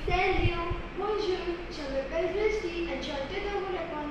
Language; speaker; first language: French; non-native, learner; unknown